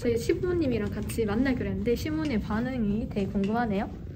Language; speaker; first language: Korean; native; Korean